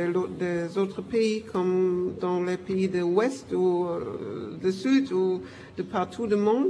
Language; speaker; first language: French; non-native, fluent; German